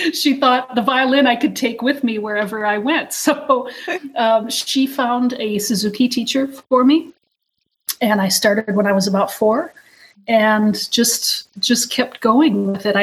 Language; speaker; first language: English; native; English